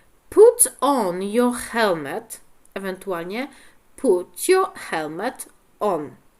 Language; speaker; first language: English; non-native, fluent; Polish